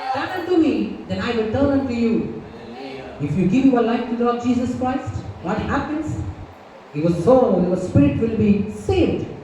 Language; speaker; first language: English; non-native, local second language; Telugu